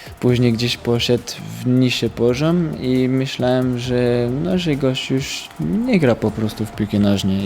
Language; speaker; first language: Polish; early bilingual, heritage; French